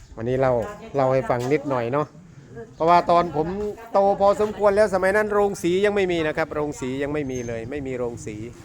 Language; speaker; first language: Thai; native; Thai